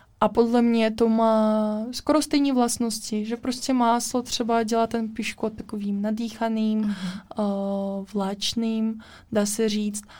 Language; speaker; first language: Czech; non-native, fluent; Russian